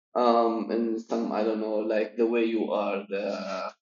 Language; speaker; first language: English; non-native, fluent; Arabic